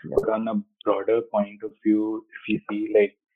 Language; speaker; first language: English; non-native, local second language; Hindi